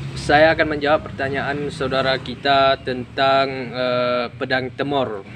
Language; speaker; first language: Malay; non-native, local second language; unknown